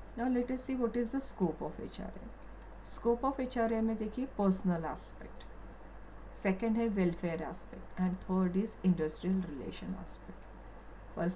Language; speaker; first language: Hindi; non-native, local second language; Marathi